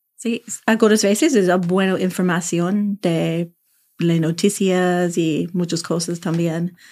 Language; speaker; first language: Spanish; non-native, learner; English